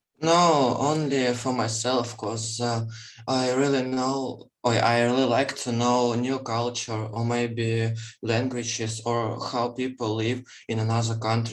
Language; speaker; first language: English; non-native, learner; Ukrainian